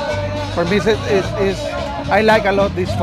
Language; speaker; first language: English; non-native, learner; Spanish